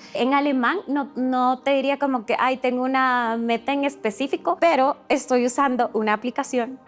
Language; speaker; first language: Spanish; early bilingual, other home language; Portuguese